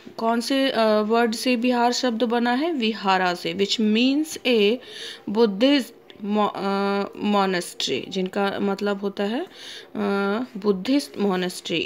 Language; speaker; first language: Hindi; native; Hindi